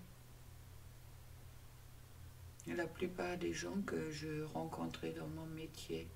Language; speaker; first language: French; non-native, fluent; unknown